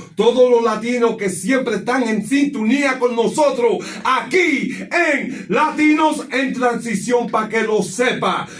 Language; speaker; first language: Spanish; early bilingual, other home language; English